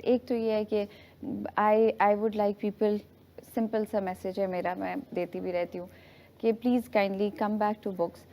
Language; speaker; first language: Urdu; native; Urdu